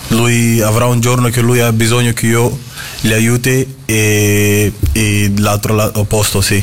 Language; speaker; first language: Italian; non-native, fluent; Portuguese